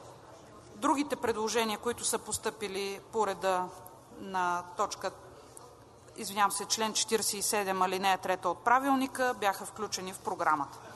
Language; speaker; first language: Bulgarian; native; Bulgarian